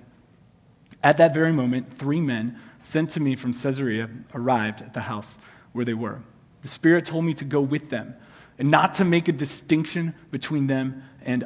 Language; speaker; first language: English; native; English